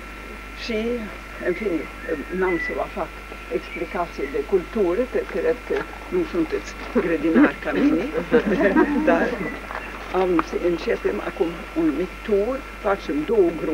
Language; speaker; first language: Romanian; early bilingual, heritage; French